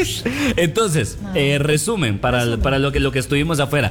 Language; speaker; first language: Spanish; native; Spanish